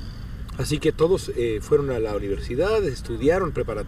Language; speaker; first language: Spanish; native; Spanish